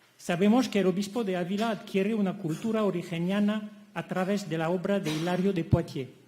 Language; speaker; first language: Spanish; non-native, fluent; French